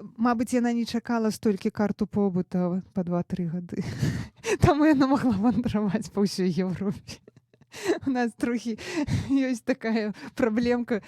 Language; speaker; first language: Belarusian; native; Belarusian